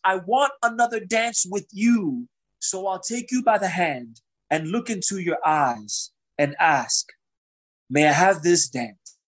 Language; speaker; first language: English; early bilingual, other home language; Spanish